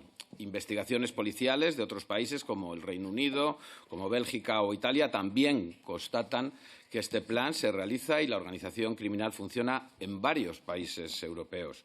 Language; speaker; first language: Spanish; native; Spanish